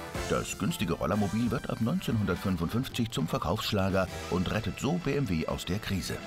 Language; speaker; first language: German; native; German